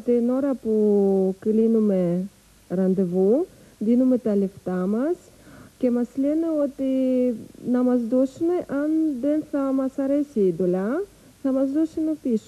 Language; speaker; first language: Greek; non-native, learner; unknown